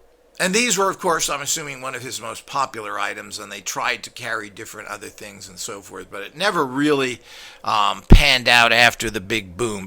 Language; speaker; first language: English; native; English